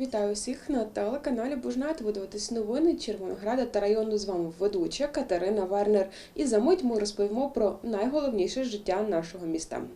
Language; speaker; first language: Ukrainian; native; Ukrainian